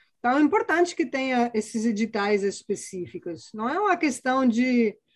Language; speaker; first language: Portuguese; non-native, fluent; Italian